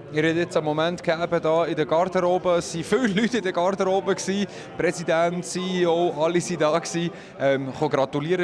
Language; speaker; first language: German; native; German